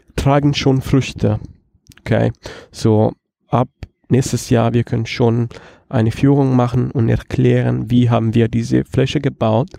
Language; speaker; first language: German; non-native, fluent; Italian